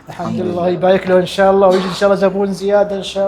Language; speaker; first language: Arabic; non-native, learner; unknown